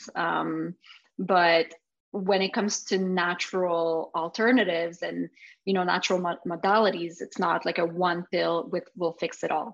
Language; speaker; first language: English; non-native, fluent; French